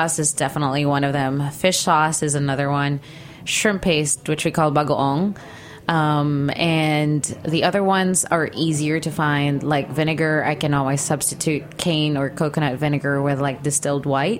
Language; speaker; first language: English; non-native, local second language; Filipino